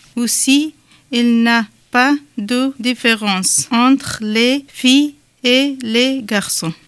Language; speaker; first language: French; non-native, learner; Persian